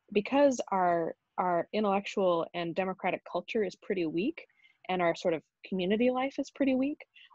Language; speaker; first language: English; native; English